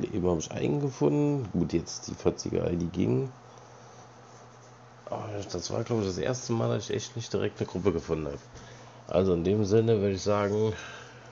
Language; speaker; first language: German; native; German